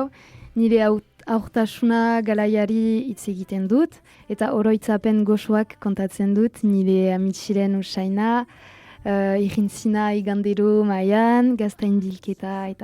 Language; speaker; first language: Basque; non-native, local second language; French